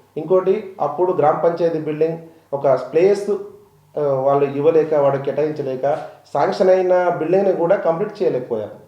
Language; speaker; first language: Telugu; non-native, local second language; Lambadi